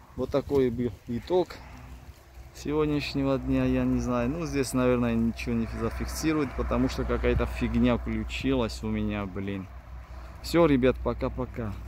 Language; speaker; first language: Russian; non-native, local second language; Georgian